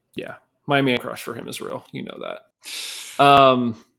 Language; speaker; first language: English; native; English